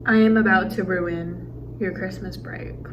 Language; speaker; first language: English; native; English